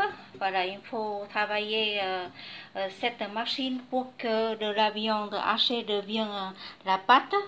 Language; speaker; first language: French; non-native, learner; Vietnamese